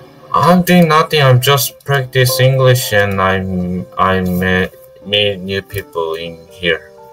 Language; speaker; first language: English; non-native, learner; Korean